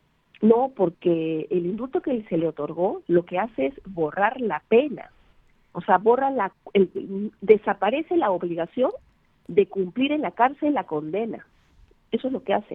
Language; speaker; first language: Spanish; native; Spanish